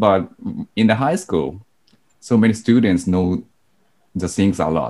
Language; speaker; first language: English; non-native, fluent; Japanese